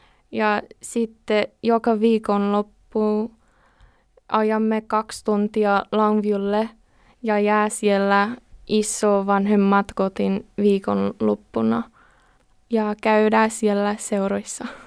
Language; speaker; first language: Finnish; non-native, learner; English